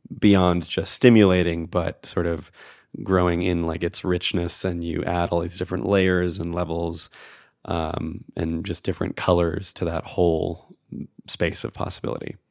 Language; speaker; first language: English; native; English